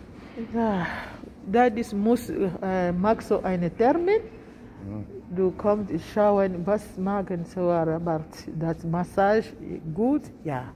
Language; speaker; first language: German; non-native, learner; Lingala